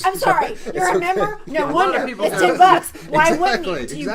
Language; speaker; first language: English; native; English